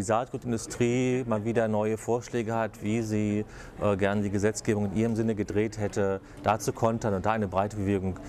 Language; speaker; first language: German; native; German